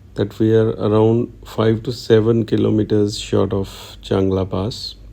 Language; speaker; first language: English; non-native, local second language; Hindi